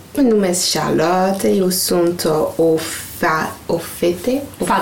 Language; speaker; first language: Romanian; non-native, learner; French